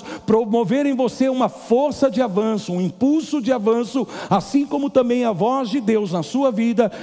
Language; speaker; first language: Portuguese; native; Portuguese